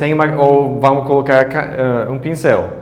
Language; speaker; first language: Portuguese; non-native, fluent; English